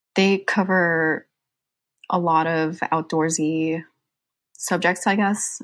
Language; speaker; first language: English; native; English